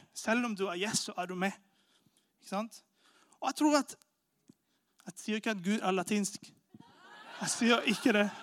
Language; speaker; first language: Norwegian; non-native, fluent; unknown